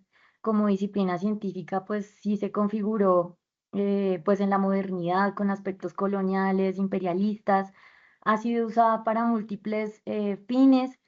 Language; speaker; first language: Spanish; native; Spanish